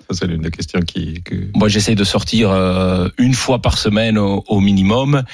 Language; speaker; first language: French; native; French